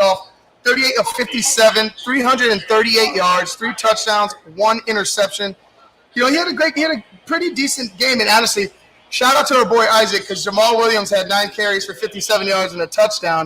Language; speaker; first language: English; native; English